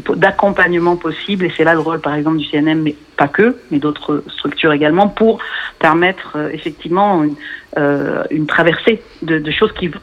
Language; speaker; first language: French; non-native, local second language; Arabic